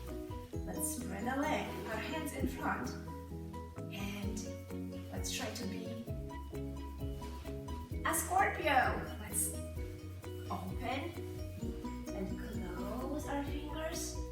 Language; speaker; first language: English; non-native, fluent; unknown